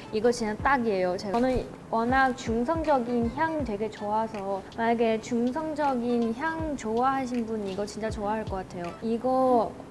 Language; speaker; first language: Korean; non-native, fluent; Chinese